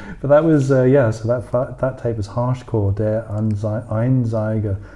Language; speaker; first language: English; native; English